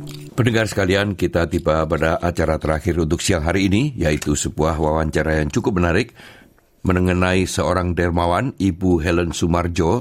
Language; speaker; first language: Indonesian; native; Indonesian